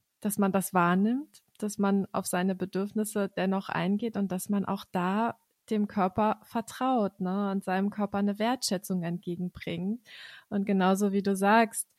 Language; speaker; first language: German; native; German